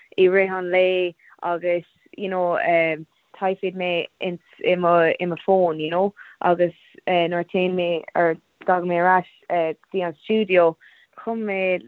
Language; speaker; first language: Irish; non-native, local second language; English